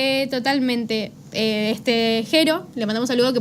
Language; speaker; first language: Spanish; native; Spanish